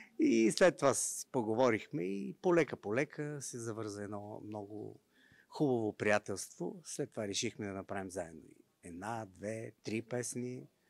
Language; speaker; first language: Bulgarian; native; Bulgarian